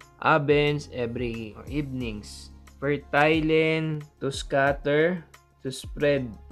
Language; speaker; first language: English; non-native, local second language; Filipino